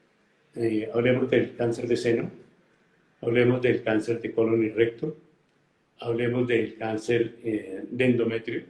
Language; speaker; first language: Spanish; native; Spanish